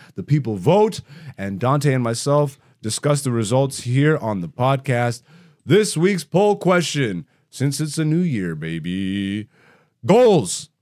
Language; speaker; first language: English; native; English